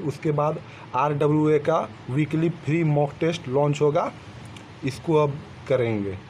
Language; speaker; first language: Hindi; native; Hindi